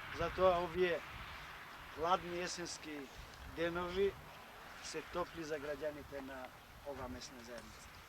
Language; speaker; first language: Macedonian; non-native, local second language; Albanian